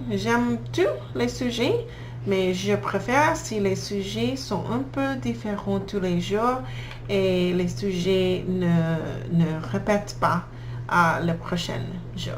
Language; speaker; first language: French; non-native, learner; English